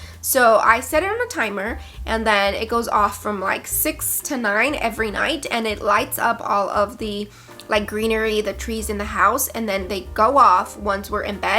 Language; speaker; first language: English; native; English